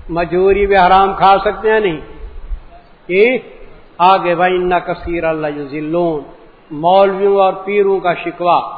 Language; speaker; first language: Urdu; non-native, local second language; Punjabi